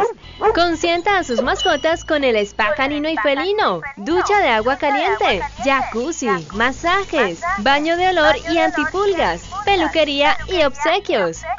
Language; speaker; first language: Spanish; native; Spanish